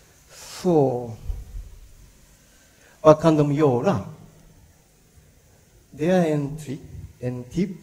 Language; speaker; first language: Swedish; non-native, learner; Japanese